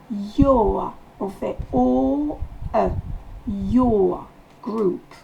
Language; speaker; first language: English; non-native, fluent; French